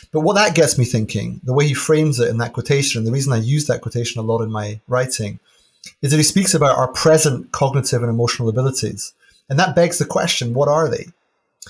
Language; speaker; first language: English; native; English